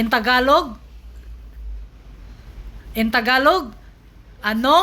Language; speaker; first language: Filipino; non-native, local second language; Cebuano